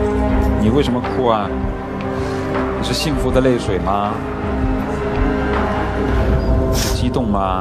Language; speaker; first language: Chinese; native; Chinese